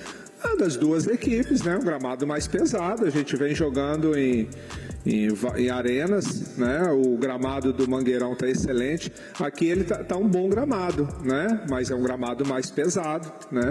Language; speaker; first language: Portuguese; native; Portuguese